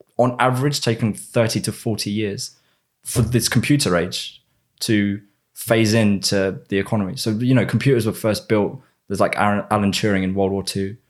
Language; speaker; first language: English; native; English